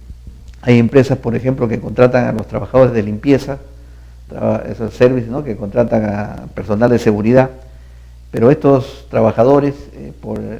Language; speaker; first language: Spanish; native; Spanish